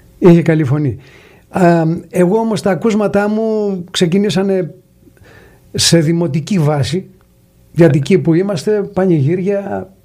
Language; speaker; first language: Greek; native; Greek